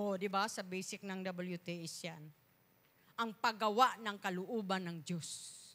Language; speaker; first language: Filipino; non-native, local second language; Cebuano